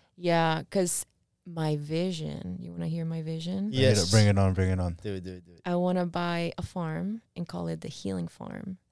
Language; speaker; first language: English; early bilingual, other home language; Spanish